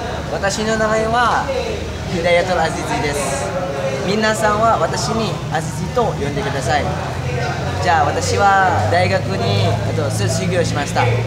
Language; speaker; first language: Japanese; non-native, learner; Indonesian